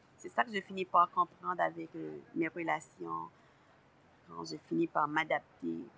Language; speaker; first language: French; non-native, local second language; Haitian Creole